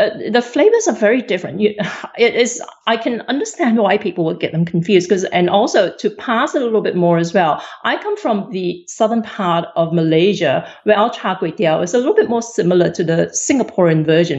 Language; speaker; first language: English; non-native, local second language; Cantonese